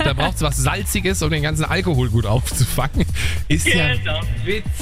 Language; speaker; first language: German; native; German